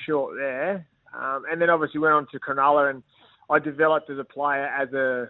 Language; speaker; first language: English; native; English